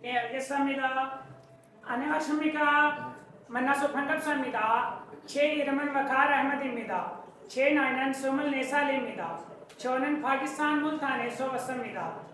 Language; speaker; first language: Korean; non-native, learner; Urdu